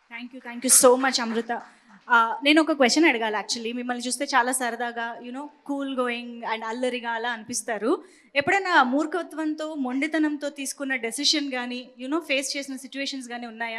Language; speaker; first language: Telugu; native; Telugu